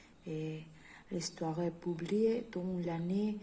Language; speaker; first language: French; non-native, learner; Spanish